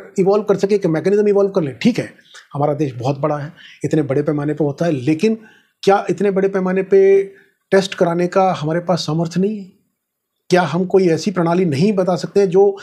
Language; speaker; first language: Hindi; native; Hindi